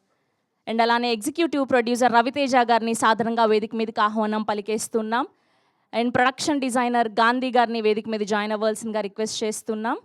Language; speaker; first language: Telugu; native; Telugu